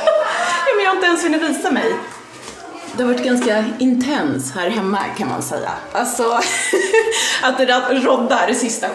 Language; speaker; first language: Swedish; native; Swedish